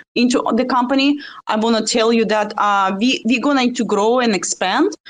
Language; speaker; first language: English; non-native, fluent; Russian